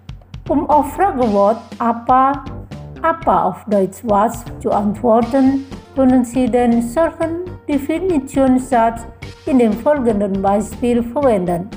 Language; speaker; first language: German; non-native, fluent; Indonesian